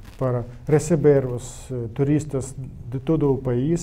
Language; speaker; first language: Portuguese; non-native, learner; Ukrainian